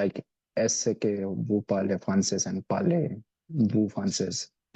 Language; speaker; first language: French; non-native, learner; Hindi